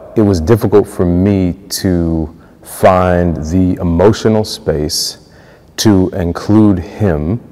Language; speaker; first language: English; native; English